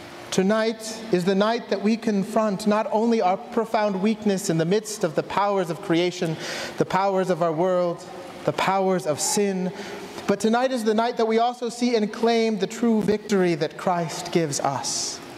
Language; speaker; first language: English; native; English